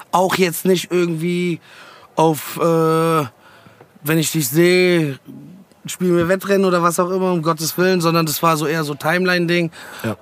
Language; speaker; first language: German; early bilingual, other home language; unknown